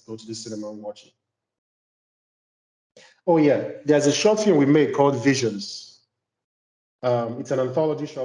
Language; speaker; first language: English; non-native, local second language; Igbo